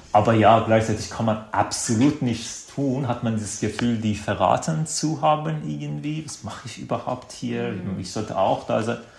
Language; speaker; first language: German; non-native, fluent; Azerbaijani